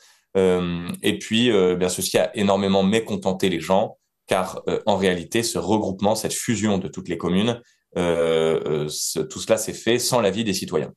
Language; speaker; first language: French; native; French